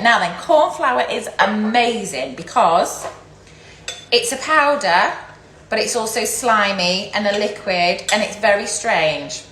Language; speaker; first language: English; native; English